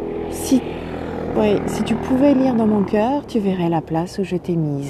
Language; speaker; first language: French; native; French